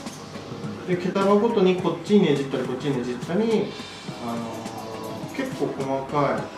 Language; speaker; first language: Japanese; native; Japanese